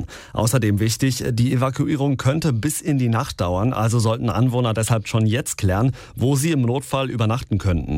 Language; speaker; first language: German; native; German